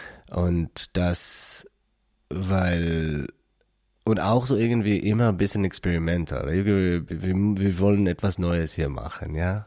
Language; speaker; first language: German; non-native, learner; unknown